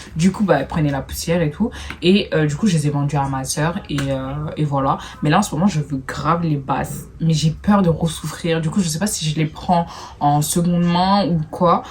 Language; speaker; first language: French; native; French